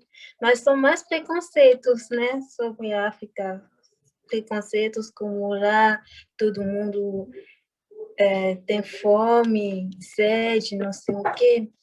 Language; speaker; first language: Portuguese; non-native, fluent; French